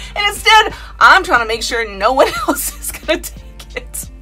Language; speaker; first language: English; native; English